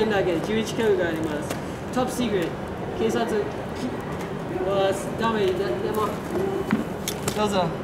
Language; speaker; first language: Japanese; non-native, learner; English